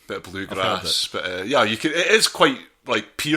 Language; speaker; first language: English; native; English